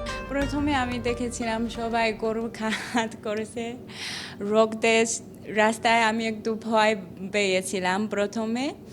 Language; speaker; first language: Bangla; non-native, learner; Chinese